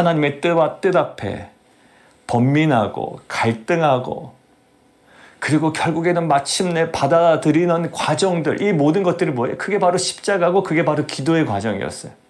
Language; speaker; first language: Korean; native; Korean